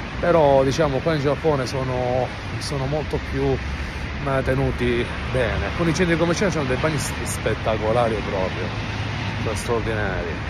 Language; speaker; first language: Italian; native; Italian